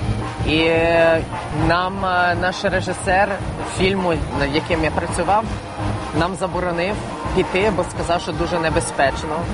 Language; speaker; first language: Ukrainian; non-native, fluent; English